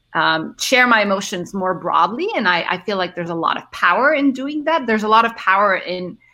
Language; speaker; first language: English; early bilingual, other home language; Arabic